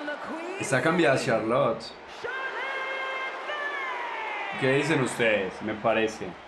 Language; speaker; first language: Spanish; native; Spanish